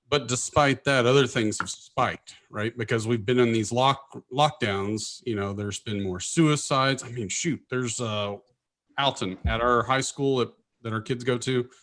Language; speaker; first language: English; native; English